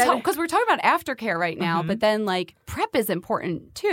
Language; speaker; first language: English; native; English